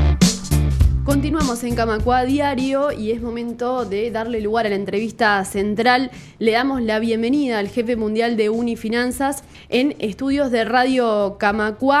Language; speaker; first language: Spanish; native; Spanish